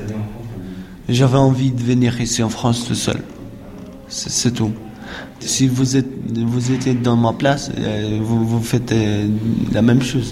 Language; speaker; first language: French; non-native, learner; Albanian